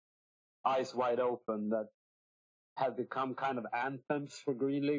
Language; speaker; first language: English; non-native, fluent; Swedish